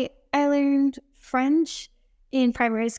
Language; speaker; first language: English; native; English